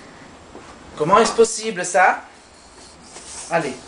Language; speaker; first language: French; native; French